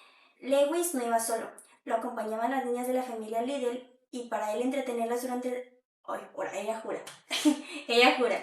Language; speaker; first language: Spanish; native; Spanish